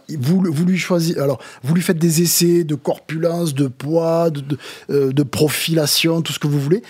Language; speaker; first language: French; native; French